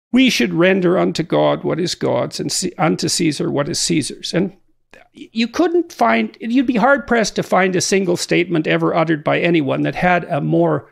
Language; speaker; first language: English; native; English